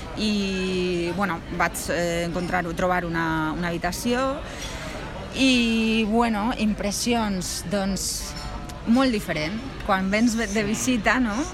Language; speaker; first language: Catalan; non-native, local second language; Spanish